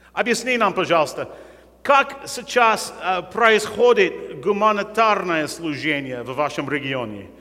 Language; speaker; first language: Russian; non-native, fluent; English